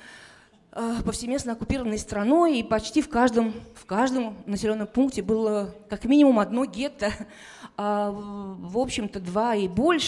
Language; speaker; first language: Russian; native; Russian